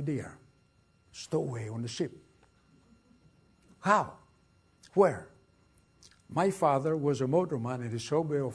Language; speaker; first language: English; non-native, fluent; Greek